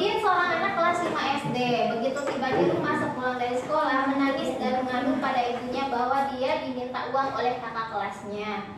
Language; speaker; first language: Indonesian; native; Indonesian